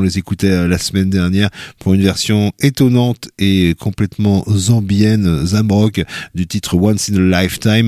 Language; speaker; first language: French; native; French